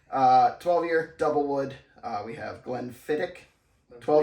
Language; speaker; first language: English; native; English